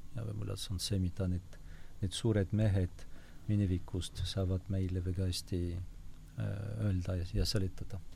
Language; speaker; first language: Estonian; non-native, fluent; French